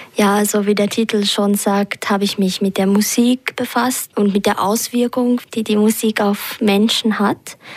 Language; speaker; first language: German; early bilingual, other home language; Albanian